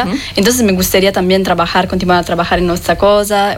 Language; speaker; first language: Spanish; non-native, fluent; French